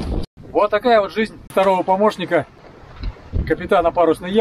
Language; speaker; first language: Russian; native; Russian